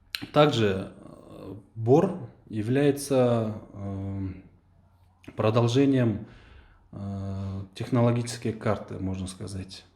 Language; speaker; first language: Russian; non-native, local second language; Kyrgyz